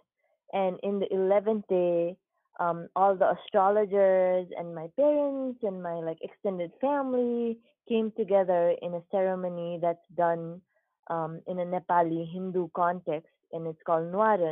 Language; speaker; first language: English; non-native, local second language; Nepali